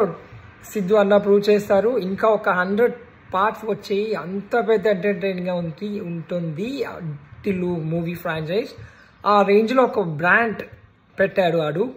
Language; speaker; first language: Telugu; non-native, learner; Malayalam